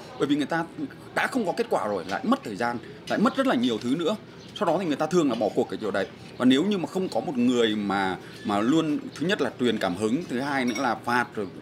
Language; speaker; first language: Vietnamese; native; Vietnamese